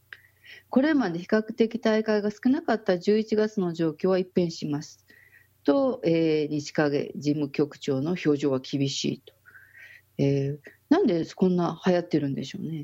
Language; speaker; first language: Japanese; native; Japanese